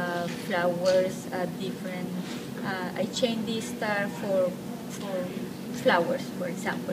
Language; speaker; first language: English; non-native, learner; Spanish